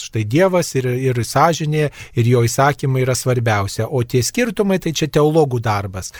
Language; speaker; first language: Lithuanian; native; Lithuanian